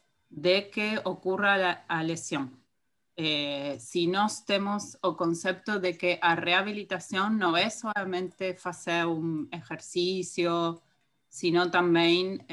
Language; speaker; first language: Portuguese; non-native, fluent; Spanish